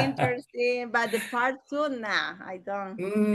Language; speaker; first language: English; non-native, learner; Spanish